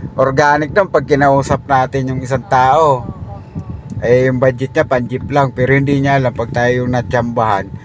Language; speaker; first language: Filipino; non-native, local second language; Bikol